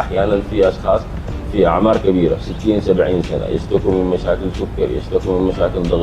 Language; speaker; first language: Arabic; native; Arabic